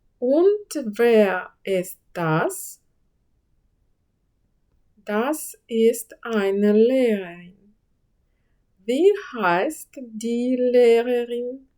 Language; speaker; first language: German; non-native, fluent; Ukrainian